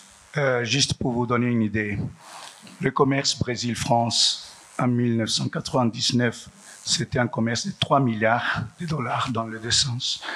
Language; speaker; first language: French; non-native, fluent; Portuguese